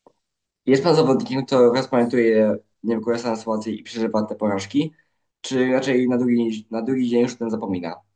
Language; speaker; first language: Polish; native; Polish